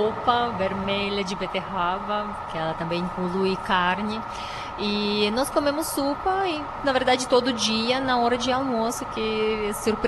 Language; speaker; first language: Portuguese; non-native, fluent; Ukrainian